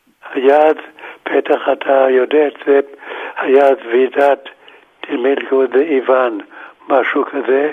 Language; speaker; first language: Hebrew; non-native, fluent; German